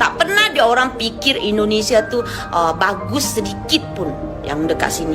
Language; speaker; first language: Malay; non-native, fluent; Indonesian